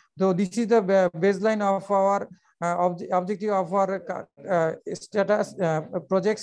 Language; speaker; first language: English; non-native, local second language; Bangla